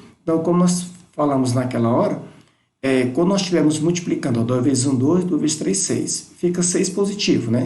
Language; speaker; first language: Portuguese; native; Portuguese